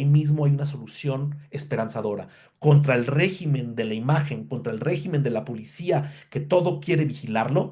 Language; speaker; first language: Spanish; native; Spanish